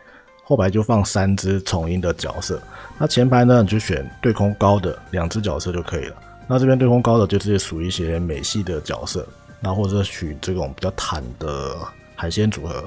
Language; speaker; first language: Chinese; native; Chinese